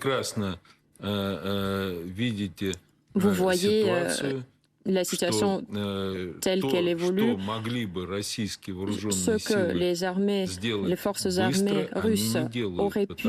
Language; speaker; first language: French; non-native, fluent; Russian